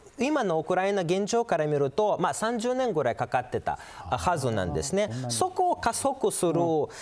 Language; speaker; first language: Japanese; non-native, fluent; Ukrainian